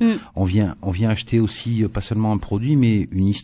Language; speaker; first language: French; native; French